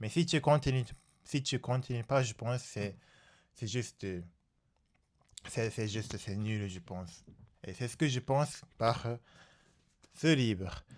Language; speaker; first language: French; non-native, learner; Japanese